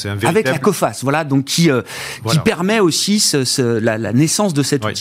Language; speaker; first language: French; native; French